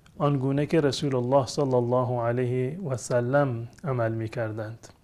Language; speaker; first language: Persian; native; Persian